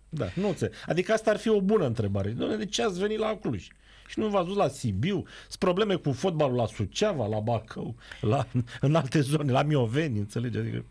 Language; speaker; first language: Romanian; native; Romanian